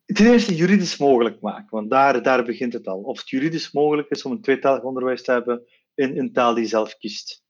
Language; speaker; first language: Dutch; non-native, local second language; Turkish